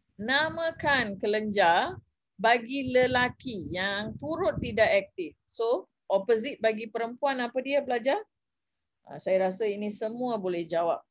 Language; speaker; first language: Malay; non-native, local second language; Tamil